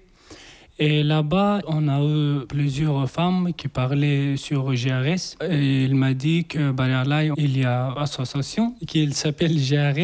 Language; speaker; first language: French; non-native, learner; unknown